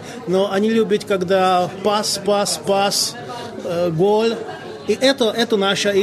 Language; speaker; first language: Russian; non-native, local second language; Czech